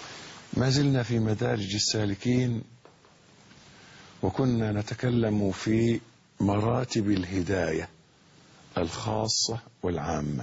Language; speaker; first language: Arabic; native; Arabic